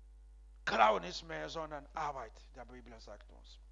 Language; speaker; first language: German; non-native, learner; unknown